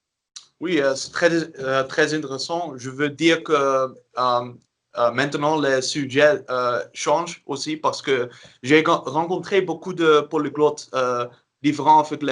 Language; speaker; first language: French; non-native, learner; Dutch